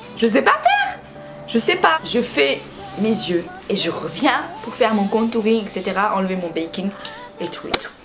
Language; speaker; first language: French; early bilingual, other home language; Wolof